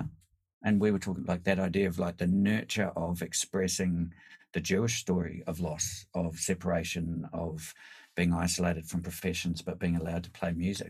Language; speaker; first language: English; native; English